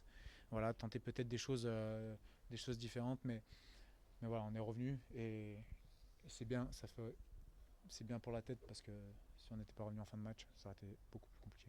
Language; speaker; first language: French; native; French